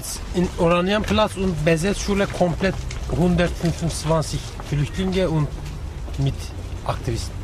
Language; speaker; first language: German; non-native, learner; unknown